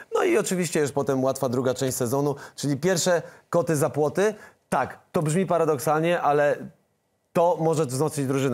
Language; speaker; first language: Polish; native; Polish